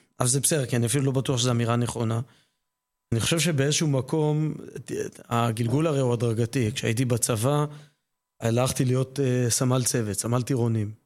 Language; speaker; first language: Hebrew; native; Hebrew